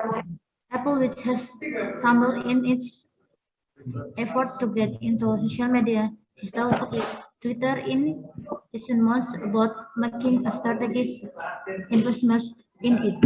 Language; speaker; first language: English; non-native, learner; Indonesian